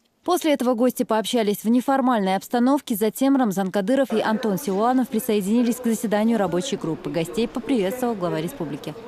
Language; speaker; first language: Russian; native; Russian